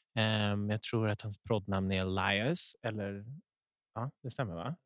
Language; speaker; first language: Swedish; native; Swedish